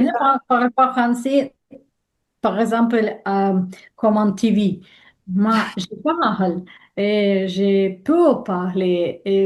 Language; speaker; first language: French; non-native, learner; Russian